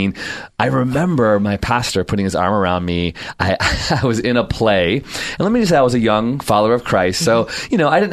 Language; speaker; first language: English; native; English